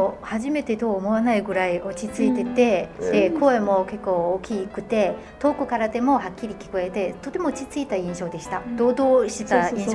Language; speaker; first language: Japanese; non-native, fluent; Chinese